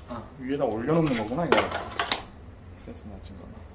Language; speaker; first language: Chinese; non-native, learner; Korean